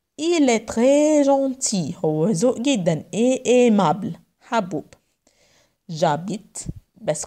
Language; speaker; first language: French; non-native, fluent; Arabic